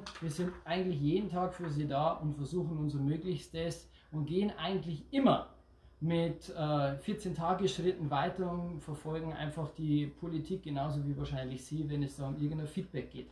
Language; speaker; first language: German; native; German